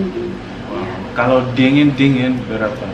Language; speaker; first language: Indonesian; non-native, fluent; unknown